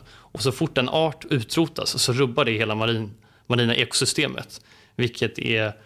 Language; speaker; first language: Swedish; native; Swedish